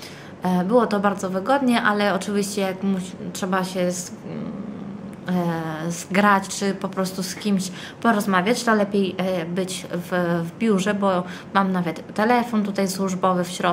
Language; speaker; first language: Polish; early bilingual, heritage; Italian